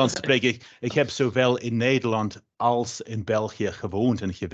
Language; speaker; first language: Dutch; non-native, fluent; English